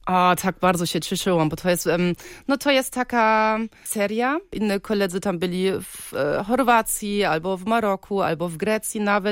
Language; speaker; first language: Polish; early bilingual, heritage; Polish